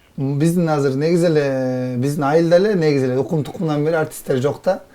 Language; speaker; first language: Kyrgyz; native; Kyrgyz